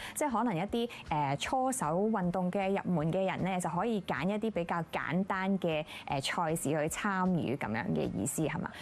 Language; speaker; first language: Cantonese; native; Cantonese